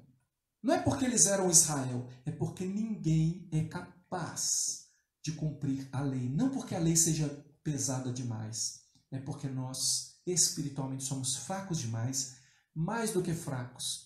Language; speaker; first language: Portuguese; native; Portuguese